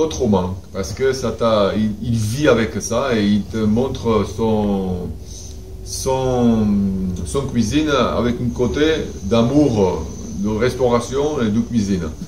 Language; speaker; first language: French; non-native, fluent; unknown